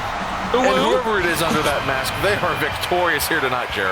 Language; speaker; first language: English; native; English